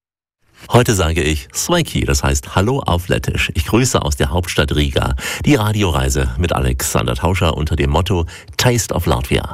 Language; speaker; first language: German; native; German